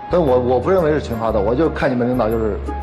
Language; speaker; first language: Chinese; native; Chinese